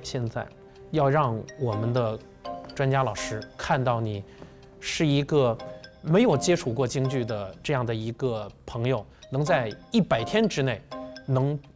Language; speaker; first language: Chinese; native; Chinese